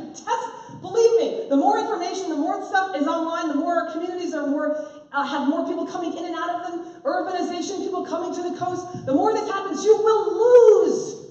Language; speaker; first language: English; native; English